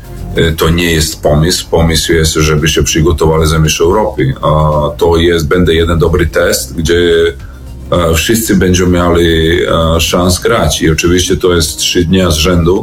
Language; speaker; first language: Polish; non-native, learner; Serbian